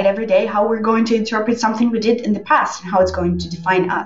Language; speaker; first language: English; non-native, fluent; Russian